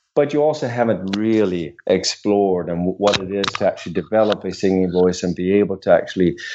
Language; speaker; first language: English; non-native, fluent; Swedish